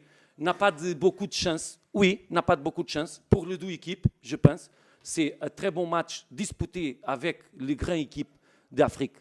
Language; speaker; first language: French; non-native, learner; Portuguese